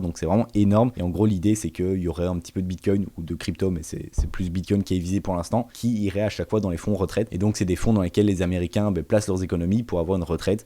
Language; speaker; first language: French; native; French